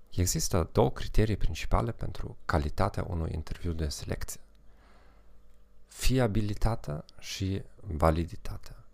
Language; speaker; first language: Romanian; non-native, fluent; German